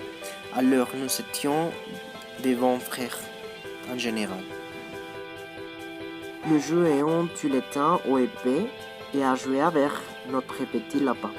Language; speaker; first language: French; non-native, learner; Spanish